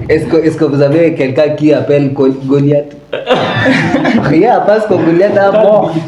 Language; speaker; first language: French; non-native, learner; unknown